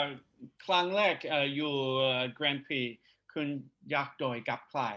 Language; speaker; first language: Thai; non-native, learner; English